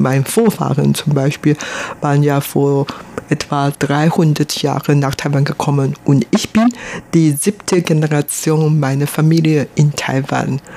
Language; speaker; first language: German; non-native, fluent; Hakka Chinese